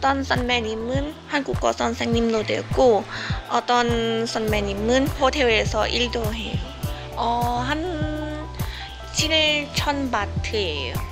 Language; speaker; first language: Korean; non-native, learner; Thai